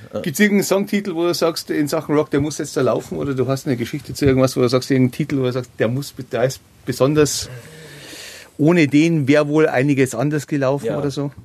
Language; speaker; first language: German; native; German